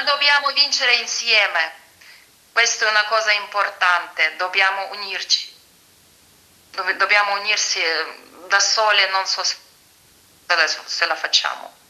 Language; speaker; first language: Italian; non-native, fluent; Ukrainian